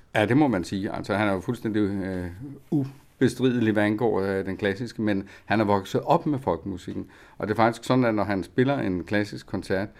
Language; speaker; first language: Danish; native; Danish